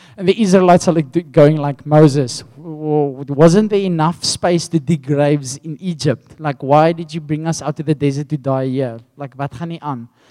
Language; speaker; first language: English; non-native, local second language; Afrikaans